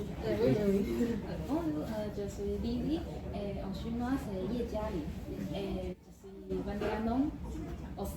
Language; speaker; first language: French; non-native, learner; Chinese